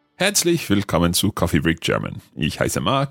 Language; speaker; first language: German; non-native, learner; English